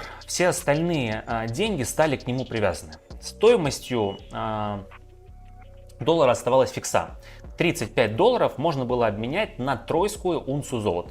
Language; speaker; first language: Russian; native; Russian